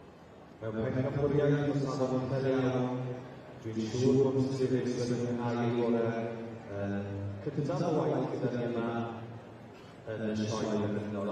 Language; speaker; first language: Welsh; native; Welsh